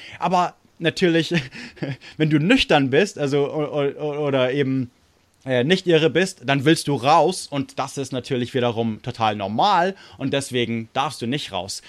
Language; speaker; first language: German; non-native, fluent; English